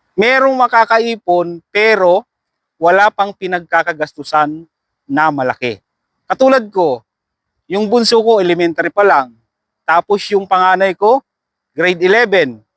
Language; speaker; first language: Filipino; native; Filipino